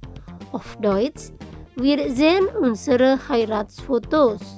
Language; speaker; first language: German; non-native, fluent; Indonesian